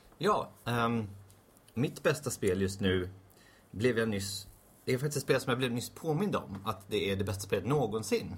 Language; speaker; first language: Swedish; native; Swedish